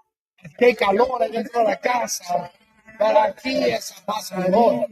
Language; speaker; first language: Spanish; non-native, learner; English